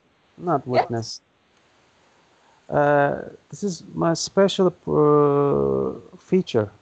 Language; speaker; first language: English; non-native, learner; Turkish